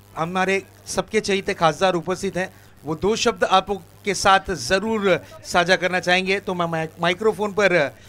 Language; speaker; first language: Hindi; non-native, local second language; Marathi